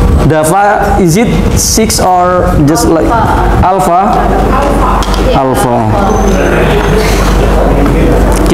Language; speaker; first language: English; non-native, fluent; Indonesian